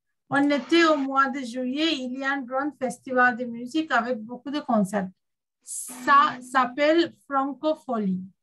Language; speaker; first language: French; non-native, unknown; Sinhala